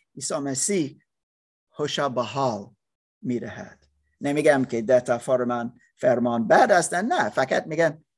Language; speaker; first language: Persian; non-native, learner; English